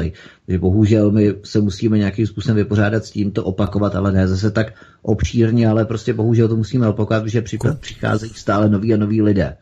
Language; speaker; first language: Czech; native; Czech